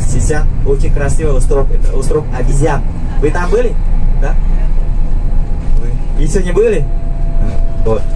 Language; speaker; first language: Russian; non-native, learner; Vietnamese